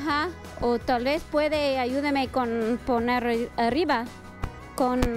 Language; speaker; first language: Spanish; non-native, learner; English